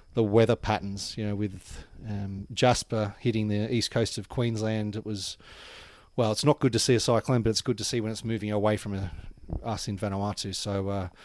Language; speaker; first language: English; native; English